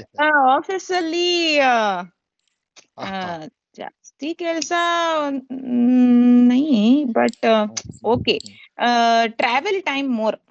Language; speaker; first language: Kannada; non-native, learner; Hindi